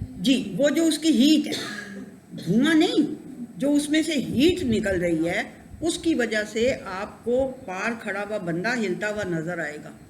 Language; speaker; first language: Urdu; non-native, local second language; Punjabi